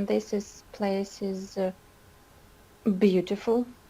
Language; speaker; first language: English; non-native, learner; Russian